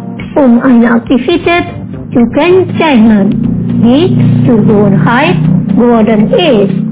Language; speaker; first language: German; non-native, fluent; Indonesian